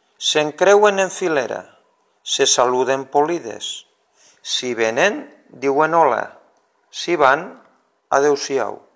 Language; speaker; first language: Catalan; native; Catalan